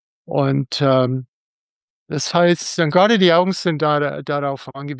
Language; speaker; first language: German; non-native, fluent; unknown